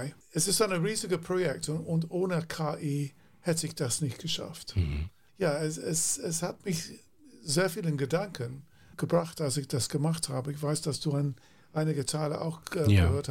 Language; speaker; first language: German; non-native, fluent; English